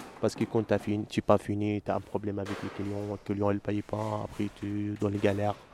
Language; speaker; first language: French; non-native, learner; Arabic